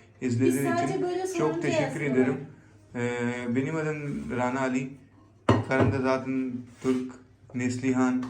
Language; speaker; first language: Turkish; non-native, learner; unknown